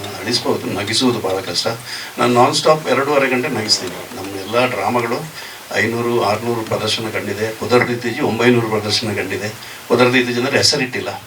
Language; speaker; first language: Kannada; non-native, local second language; Tulu